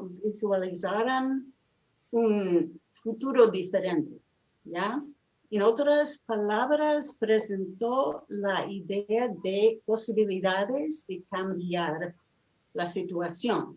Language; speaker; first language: Spanish; non-native, fluent; English